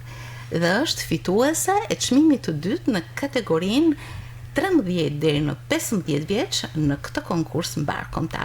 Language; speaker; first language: Albanian; native; Albanian